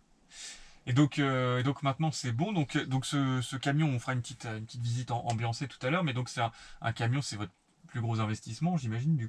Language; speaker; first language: French; native; French